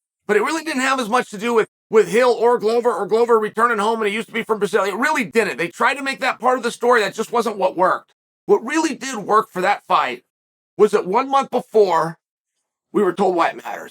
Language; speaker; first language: English; native; English